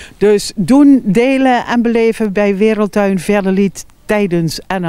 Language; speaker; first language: Dutch; native; Dutch